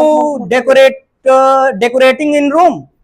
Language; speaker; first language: English; non-native, learner; Hindi